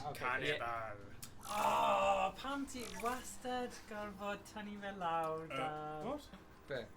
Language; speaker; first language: Welsh; non-native, local second language; English